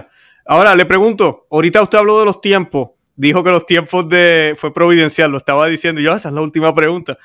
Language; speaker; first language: Spanish; native; Spanish